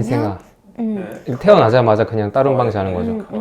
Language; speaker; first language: Korean; native; Korean